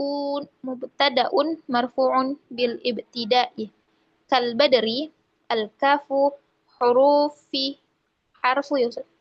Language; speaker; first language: Arabic; non-native, learner; Indonesian